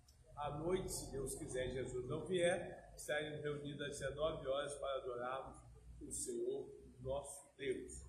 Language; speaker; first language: Portuguese; native; Portuguese